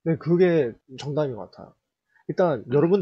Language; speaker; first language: Korean; early bilingual, heritage; Korean